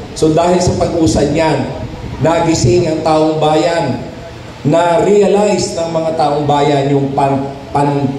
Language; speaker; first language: Filipino; non-native, local second language; Hiligaynon